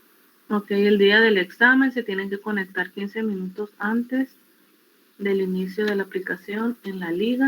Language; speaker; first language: Spanish; native; Spanish